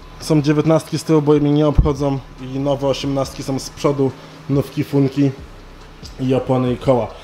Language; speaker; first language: Polish; early bilingual, other home language; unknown